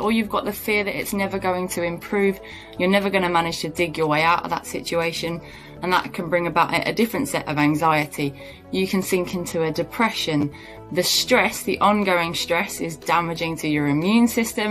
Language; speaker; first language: English; native; English